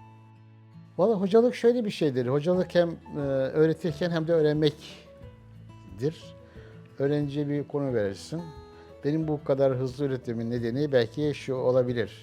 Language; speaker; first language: Turkish; native; Turkish